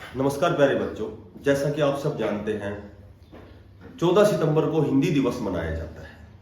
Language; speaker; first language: Hindi; native; Hindi